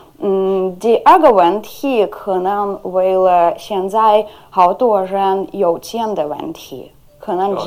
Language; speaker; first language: Chinese; non-native, fluent; Ukrainian